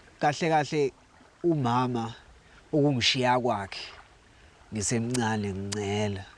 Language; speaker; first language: Zulu; native; Zulu